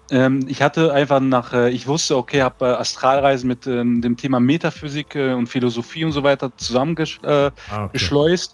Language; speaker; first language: German; early bilingual, other home language; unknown